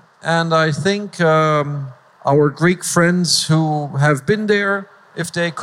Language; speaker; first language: English; non-native, fluent; German